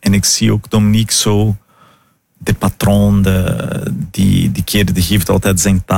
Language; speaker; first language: Dutch; non-native, learner; Portuguese